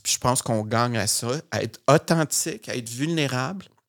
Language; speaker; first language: French; native; French